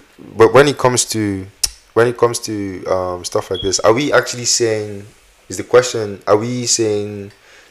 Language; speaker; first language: English; non-native, local second language; Hausa